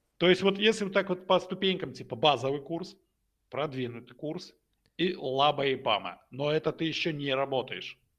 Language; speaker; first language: Russian; native; Russian